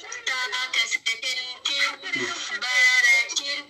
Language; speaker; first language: Arabic; non-native, learner; Amharic